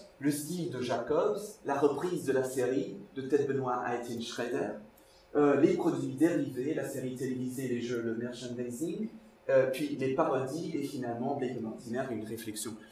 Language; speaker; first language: French; non-native, fluent; Portuguese